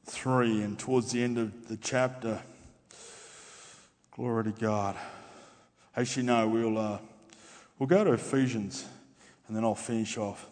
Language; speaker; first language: English; native; English